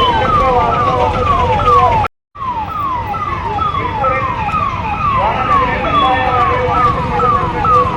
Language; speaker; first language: Kannada; native; Kannada